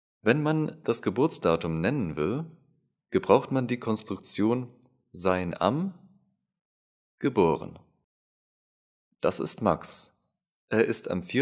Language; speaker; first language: German; non-native, fluent; Russian